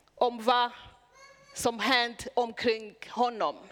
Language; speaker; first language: Swedish; non-native, fluent; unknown